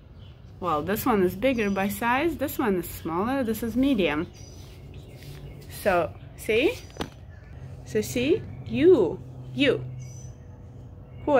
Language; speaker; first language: English; non-native, fluent; Russian